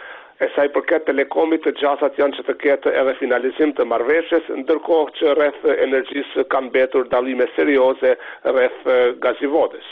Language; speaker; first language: Albanian; native; Albanian